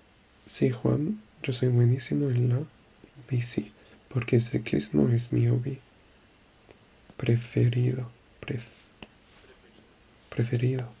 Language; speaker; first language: Spanish; non-native, learner; French